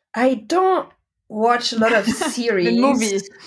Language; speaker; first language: English; non-native, fluent; French